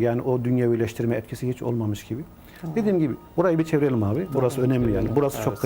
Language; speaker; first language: Turkish; native; Turkish